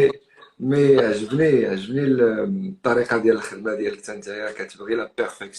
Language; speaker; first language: Arabic; native; Arabic